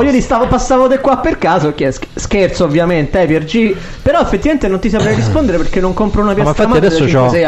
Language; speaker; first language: Italian; native; Italian